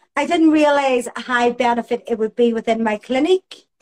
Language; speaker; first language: English; native; English